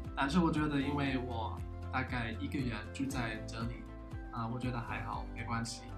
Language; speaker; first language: Chinese; non-native, learner; English